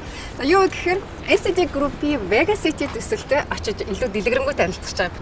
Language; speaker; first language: Mongolian; native; Mongolian